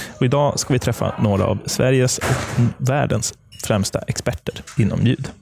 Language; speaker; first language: Swedish; native; Swedish